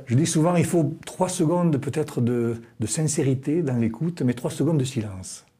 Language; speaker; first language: French; native; French